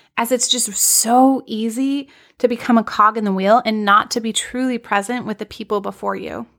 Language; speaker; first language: English; native; English